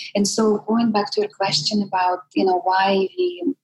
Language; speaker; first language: English; non-native, fluent; Russian